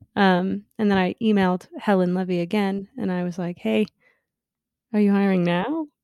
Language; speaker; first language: English; native; English